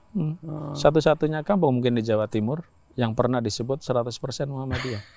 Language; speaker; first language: Indonesian; non-native, local second language; Javanese